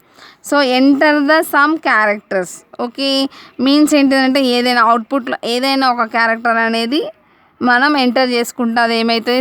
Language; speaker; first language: Telugu; native; Telugu